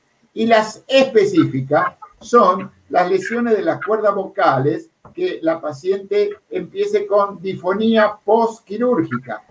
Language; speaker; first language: Spanish; native; Spanish